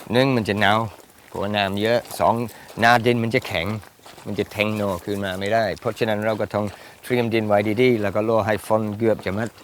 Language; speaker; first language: Thai; non-native, fluent; English